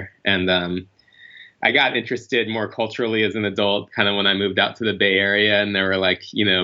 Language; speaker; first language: English; native; English